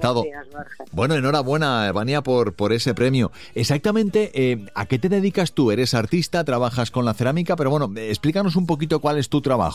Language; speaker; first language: Spanish; native; Spanish